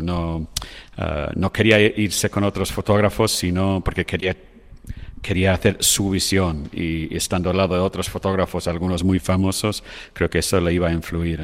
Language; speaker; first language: Spanish; non-native, fluent; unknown